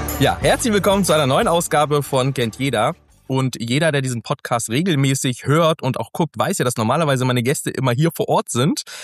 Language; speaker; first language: German; early bilingual, other home language; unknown